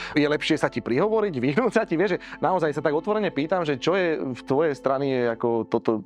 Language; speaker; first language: Slovak; native; Slovak